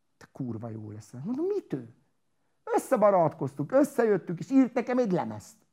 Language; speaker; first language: Hungarian; non-native, local second language; Romany